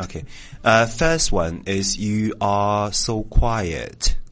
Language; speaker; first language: English; non-native, fluent; Chinese